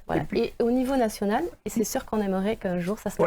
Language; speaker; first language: French; native; French